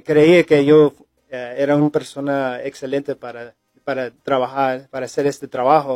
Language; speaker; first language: Spanish; early bilingual, heritage; English